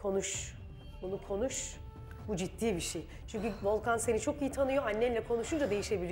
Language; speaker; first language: Turkish; native; Turkish